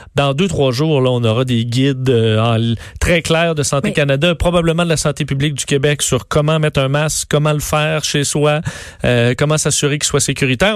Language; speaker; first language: French; native; French